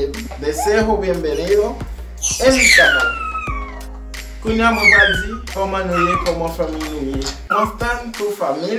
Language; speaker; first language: Spanish; non-native, learner; Haitian Creole